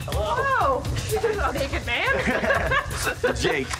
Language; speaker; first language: English; native; English